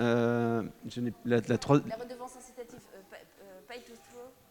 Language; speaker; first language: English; non-native, fluent; French